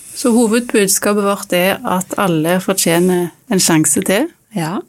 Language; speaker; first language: Norwegian; native; Norwegian